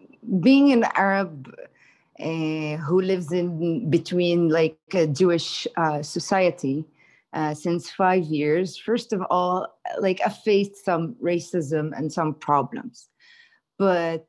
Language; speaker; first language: English; non-native, fluent; Hebrew